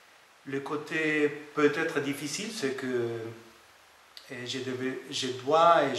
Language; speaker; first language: French; non-native, fluent; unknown